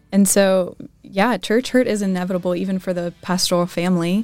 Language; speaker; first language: English; native; English